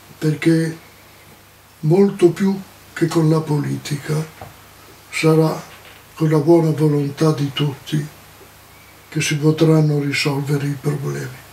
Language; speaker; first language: Italian; native; Italian